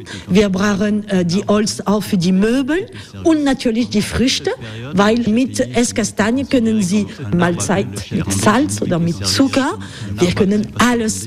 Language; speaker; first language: German; non-native, learner; French